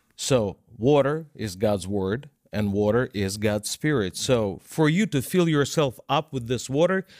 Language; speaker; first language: English; non-native, fluent; Russian